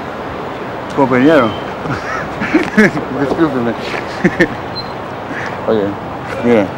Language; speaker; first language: Spanish; non-native, fluent; English